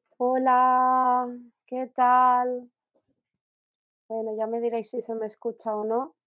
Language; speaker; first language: Spanish; native; Spanish